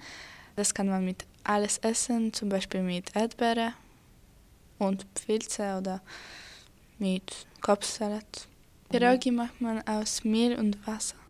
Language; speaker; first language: German; non-native, learner; Polish